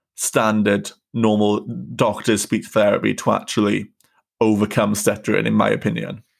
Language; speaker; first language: English; native; English